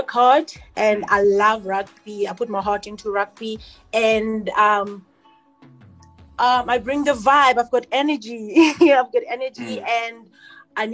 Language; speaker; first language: English; non-native, local second language; Xhosa